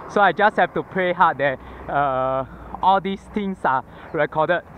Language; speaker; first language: English; non-native, local second language; Chinese